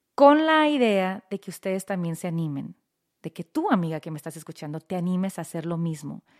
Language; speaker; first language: Spanish; early bilingual, heritage; Spanish